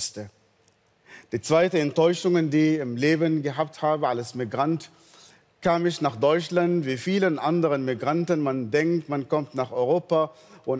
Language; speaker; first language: German; non-native, fluent; Arabic